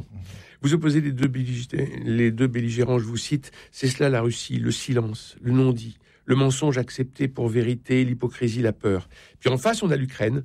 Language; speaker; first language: French; native; French